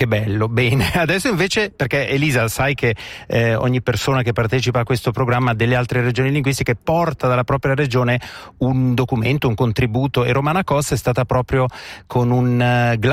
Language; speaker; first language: Italian; native; Italian